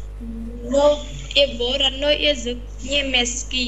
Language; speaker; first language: Russian; non-native, learner; Vietnamese